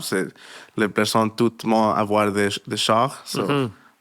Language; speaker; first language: French; non-native, learner; Spanish